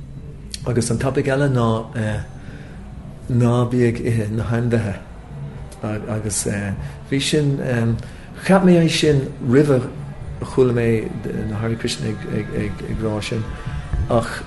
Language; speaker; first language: Irish; non-native, local second language; English